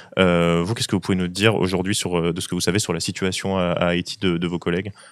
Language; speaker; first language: French; native; French